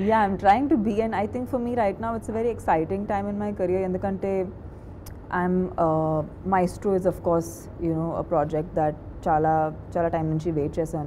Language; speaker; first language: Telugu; non-native, fluent; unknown